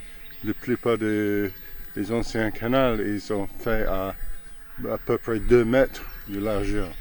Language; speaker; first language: French; non-native, fluent; English